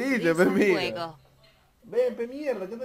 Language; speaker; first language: Spanish; native; Spanish